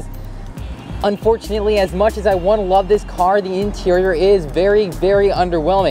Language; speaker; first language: English; native; English